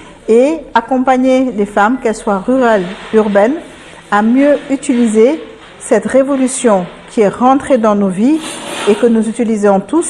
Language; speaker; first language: French; non-native, local second language; Wolof